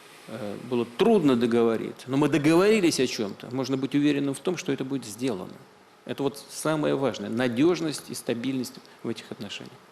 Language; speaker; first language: Russian; native; Russian